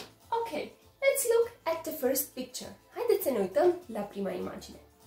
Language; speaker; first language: Romanian; native; Romanian